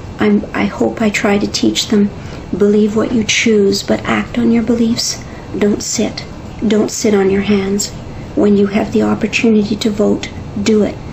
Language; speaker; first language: English; native; English